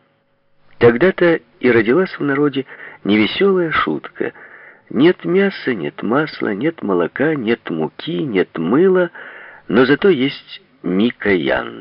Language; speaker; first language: Russian; native; Russian